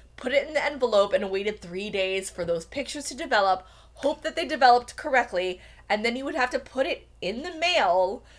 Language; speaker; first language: English; native; English